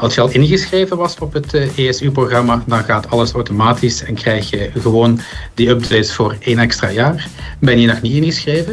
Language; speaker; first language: Dutch; native; Dutch